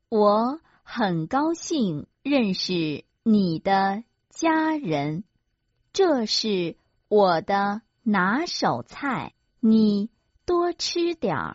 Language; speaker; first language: Chinese; non-native, learner; Croatian